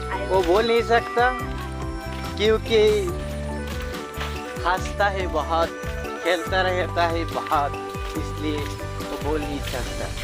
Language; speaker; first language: Hindi; non-native, local second language; Bangla